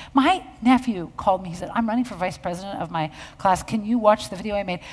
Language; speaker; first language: English; native; English